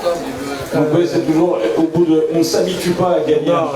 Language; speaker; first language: French; native; French